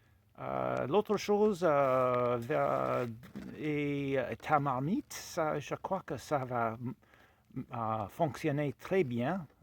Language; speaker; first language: French; non-native, fluent; English